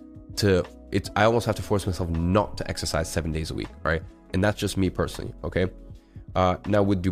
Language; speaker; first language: English; native; English